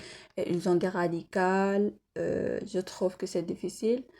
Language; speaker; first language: French; non-native, learner; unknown